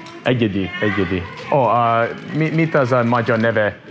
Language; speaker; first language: Hungarian; non-native, learner; English